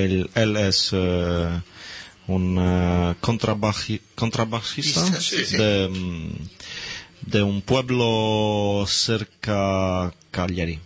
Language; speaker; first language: Spanish; non-native, learner; Italian